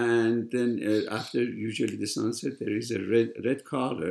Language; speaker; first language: English; non-native, fluent; Persian